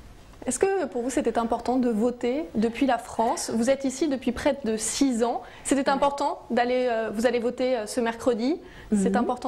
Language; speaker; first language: French; native; French